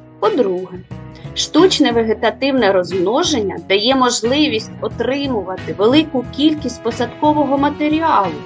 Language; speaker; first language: Ukrainian; native; Ukrainian